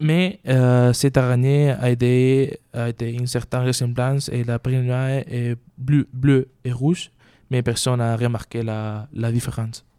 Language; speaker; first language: French; non-native, learner; Spanish